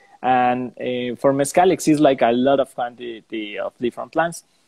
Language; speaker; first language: English; non-native, learner; Spanish